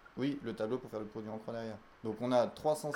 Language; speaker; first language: French; native; French